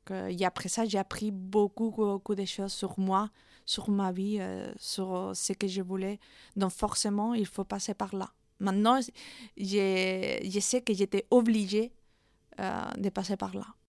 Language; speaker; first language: French; non-native, fluent; Spanish